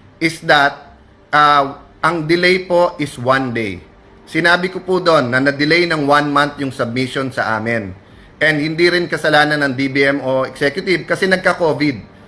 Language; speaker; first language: Filipino; native; Filipino